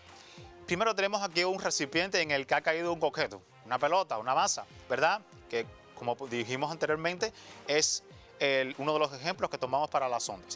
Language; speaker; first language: Spanish; native; Spanish